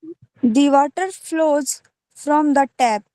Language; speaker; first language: English; non-native, learner; Hindi